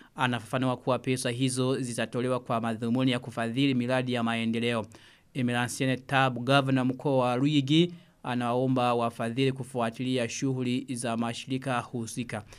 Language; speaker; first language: Swahili; non-native, local second language; Rundi